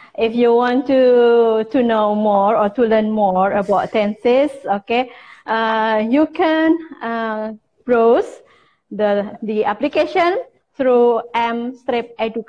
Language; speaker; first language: English; non-native, fluent; Indonesian